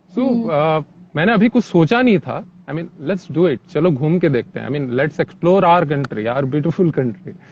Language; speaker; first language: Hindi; native; Hindi